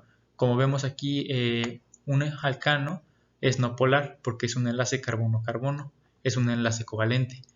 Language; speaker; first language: Spanish; native; Spanish